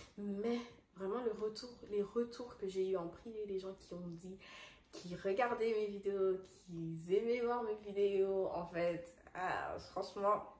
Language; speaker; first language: French; non-native, fluent; Dutch